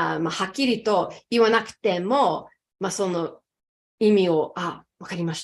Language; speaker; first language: Japanese; non-native, fluent; English